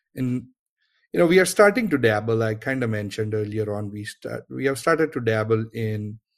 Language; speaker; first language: English; non-native, local second language; Gujarati